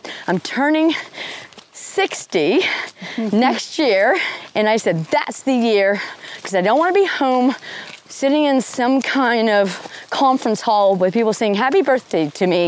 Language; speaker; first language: English; native; English